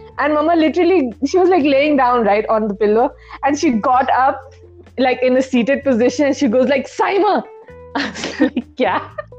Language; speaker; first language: English; non-native, local second language; Urdu